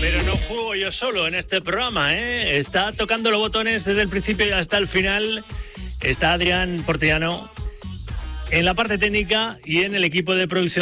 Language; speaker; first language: Spanish; native; Spanish